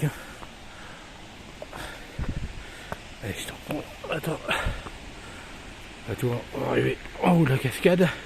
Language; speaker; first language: French; native; French